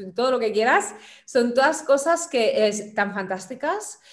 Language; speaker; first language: Spanish; non-native, fluent; German